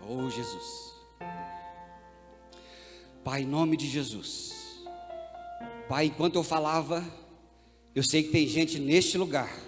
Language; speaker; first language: Portuguese; native; Portuguese